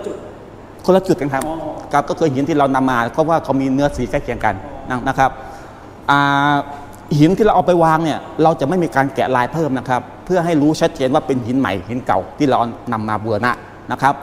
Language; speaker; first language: Thai; native; Thai